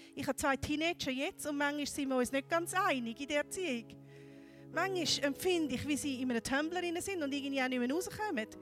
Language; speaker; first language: German; native; German